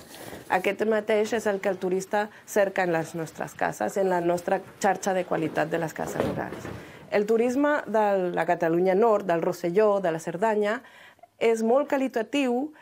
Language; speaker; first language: Catalan; non-native, local second language; French